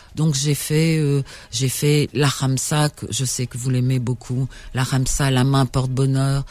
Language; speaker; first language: French; native; French